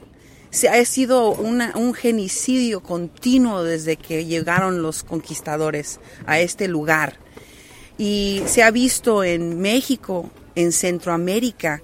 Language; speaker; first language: Spanish; native; Spanish